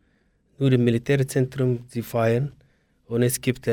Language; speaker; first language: German; non-native, learner; Persian